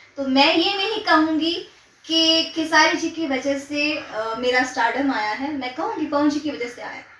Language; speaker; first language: Hindi; non-native, local second language; Gujarati